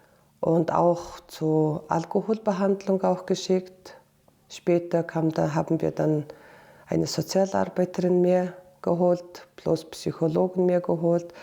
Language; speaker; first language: German; non-native, fluent; Mongolian